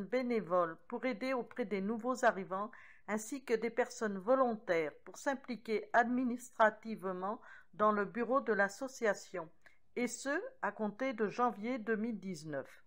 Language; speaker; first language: French; native; French